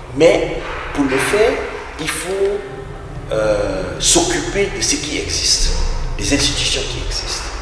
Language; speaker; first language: French; non-native, local second language; English